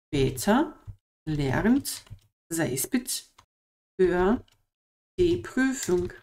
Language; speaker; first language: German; non-native, fluent; Bosnian